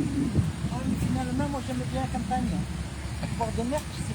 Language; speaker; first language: French; native; French